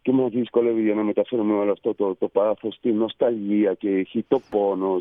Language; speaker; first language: Greek; non-native, fluent; Spanish